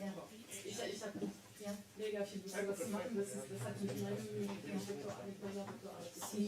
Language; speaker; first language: German; non-native, learner; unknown